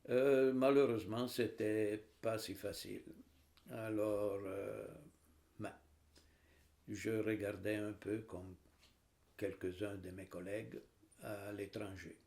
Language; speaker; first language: French; non-native, fluent; Italian